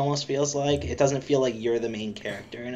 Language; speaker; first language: English; native; English